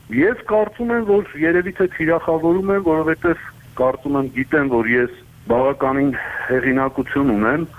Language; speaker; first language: Armenian; native; Armenian